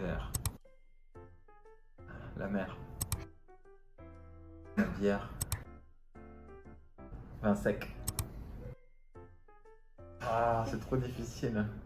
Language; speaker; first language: French; non-native, fluent; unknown